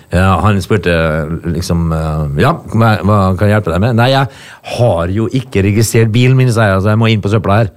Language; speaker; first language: Norwegian; native; Norwegian